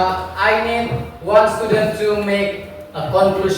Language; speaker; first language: English; non-native, learner; Indonesian